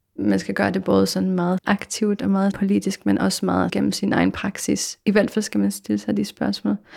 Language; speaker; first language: Danish; non-native, fluent; Polish